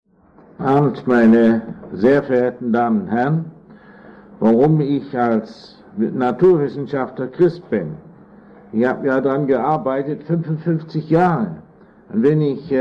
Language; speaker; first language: German; non-native, fluent; English